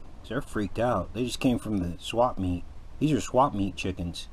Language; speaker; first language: English; native; English